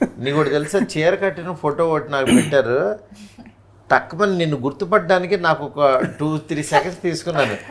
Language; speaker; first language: Telugu; native; Telugu